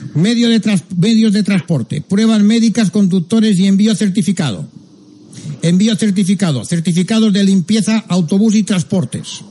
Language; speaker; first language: Spanish; non-native, local second language; Catalan